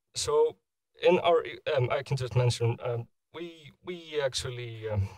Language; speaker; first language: English; non-native, fluent; Icelandic